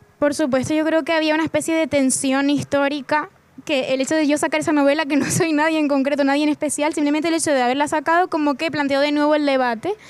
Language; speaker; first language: Spanish; native; Spanish